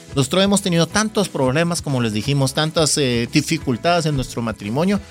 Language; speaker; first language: Spanish; non-native, fluent; Korean